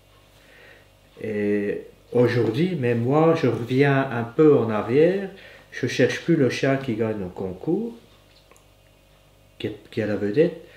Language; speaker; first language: French; native; French